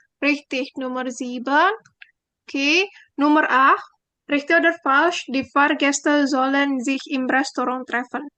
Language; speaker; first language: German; non-native, fluent; Indonesian